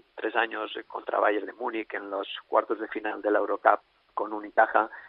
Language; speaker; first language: Spanish; native; Spanish